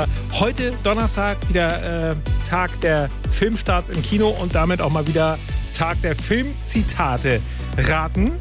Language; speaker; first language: German; native; German